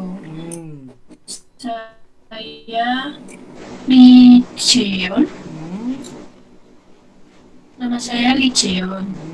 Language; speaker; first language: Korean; non-native, learner; Indonesian